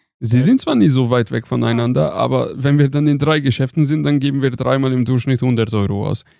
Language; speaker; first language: German; non-native, fluent; Hungarian